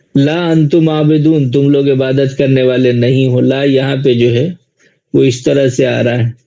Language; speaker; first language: Urdu; native; Urdu